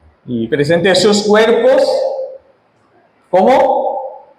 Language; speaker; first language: Spanish; non-native, fluent; Korean